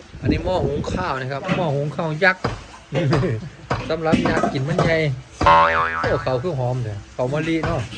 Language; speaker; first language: Thai; non-native, local second language; Northeastern Thai